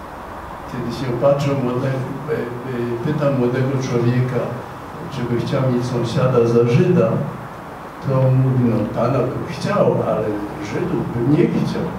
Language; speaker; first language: Polish; non-native, fluent; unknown